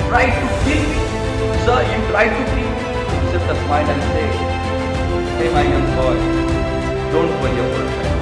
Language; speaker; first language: English; non-native, local second language; Marathi